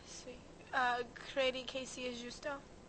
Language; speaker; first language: Italian; non-native, learner; English